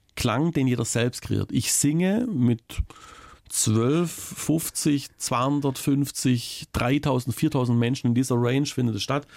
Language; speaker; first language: German; native; German